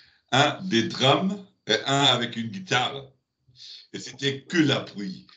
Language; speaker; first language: French; non-native, learner; German